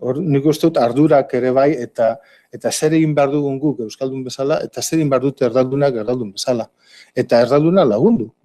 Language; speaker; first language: Basque; native; Basque